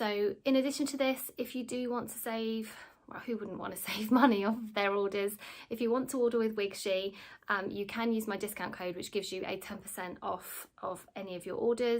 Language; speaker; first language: English; native; English